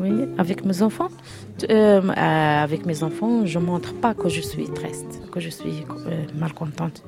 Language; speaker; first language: French; non-native, learner; Arabic